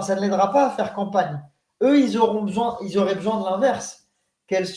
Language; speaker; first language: French; native; French